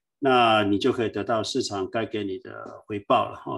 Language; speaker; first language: Chinese; native; Chinese